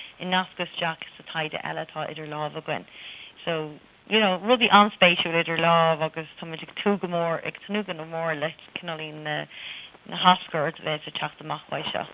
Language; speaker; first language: Irish; native; Irish